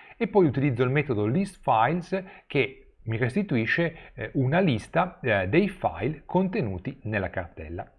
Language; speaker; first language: Italian; native; Italian